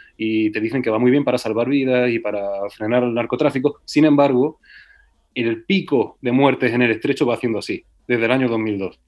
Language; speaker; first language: Spanish; native; Spanish